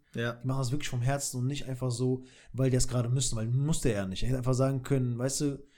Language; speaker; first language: German; early bilingual, other home language; Albanian